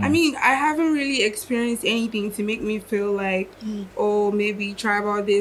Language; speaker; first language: English; non-native, local second language; Igbo